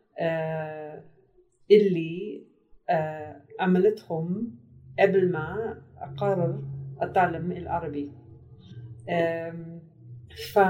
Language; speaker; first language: Arabic; non-native, learner; English